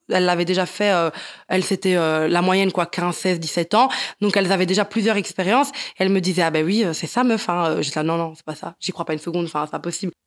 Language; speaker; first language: French; early bilingual, other home language; Italian